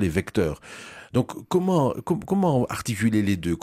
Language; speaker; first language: French; native; French